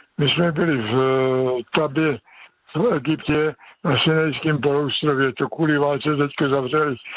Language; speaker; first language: Czech; native; Czech